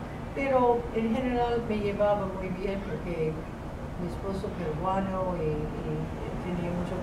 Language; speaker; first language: Spanish; non-native, fluent; English